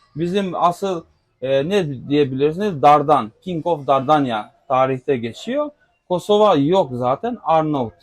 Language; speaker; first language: Turkish; non-native, fluent; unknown